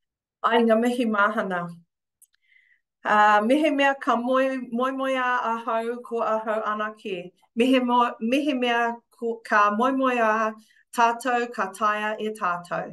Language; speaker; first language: Māori; non-native, local second language; English